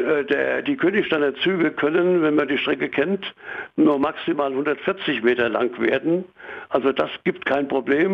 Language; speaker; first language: German; native; German